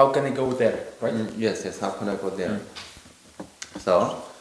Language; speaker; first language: English; non-native, learner; Korean